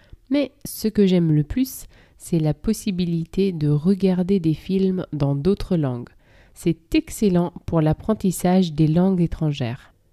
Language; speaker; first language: French; native; French